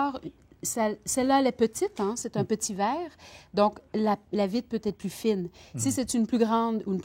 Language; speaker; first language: French; native; French